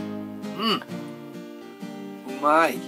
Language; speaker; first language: Japanese; non-native, learner; English